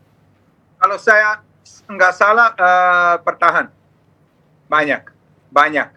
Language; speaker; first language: Indonesian; non-native, fluent; Serbian